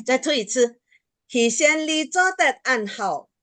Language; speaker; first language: Chinese; early bilingual, heritage; Chinese